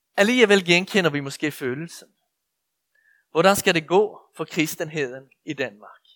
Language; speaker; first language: Danish; native; Danish